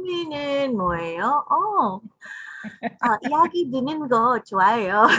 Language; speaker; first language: Korean; non-native, learner; English